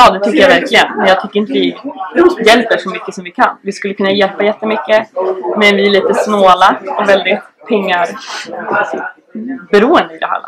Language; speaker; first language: Swedish; native; Swedish